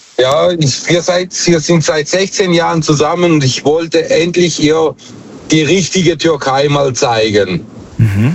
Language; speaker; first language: German; early bilingual, other home language; Turkish